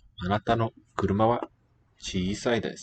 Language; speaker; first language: Japanese; non-native, learner; English